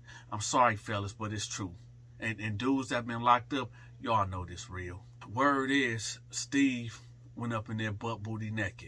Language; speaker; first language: English; native; English